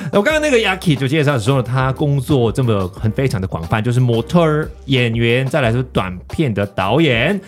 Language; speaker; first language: Chinese; non-native, fluent; Korean